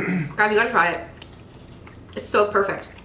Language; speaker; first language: English; native; English